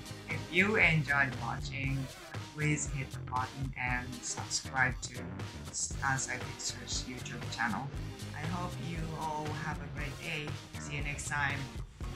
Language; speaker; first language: English; non-native, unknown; Japanese